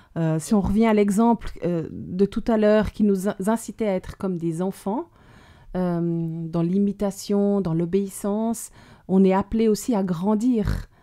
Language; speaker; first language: French; native; French